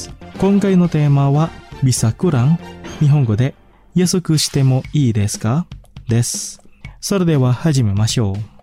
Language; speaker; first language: Japanese; non-native, fluent; Indonesian